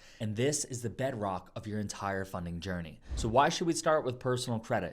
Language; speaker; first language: English; native; English